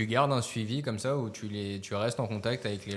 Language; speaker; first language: French; native; French